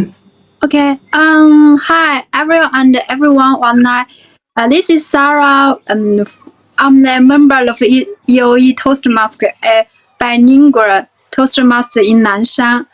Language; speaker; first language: English; non-native, fluent; Chinese